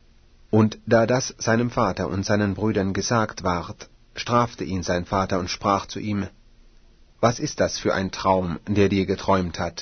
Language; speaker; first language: German; native; German